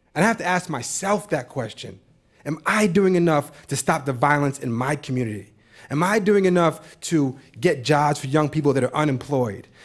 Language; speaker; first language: English; native; English